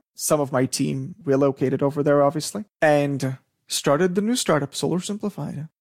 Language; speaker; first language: English; non-native, fluent; Hebrew